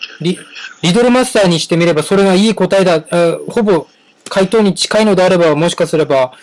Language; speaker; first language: Japanese; native; Japanese